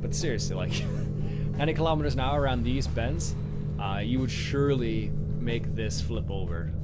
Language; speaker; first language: English; native; English